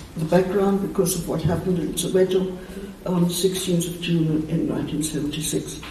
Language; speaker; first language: English; early bilingual, other home language; German